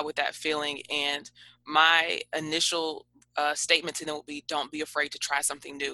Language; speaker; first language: English; native; English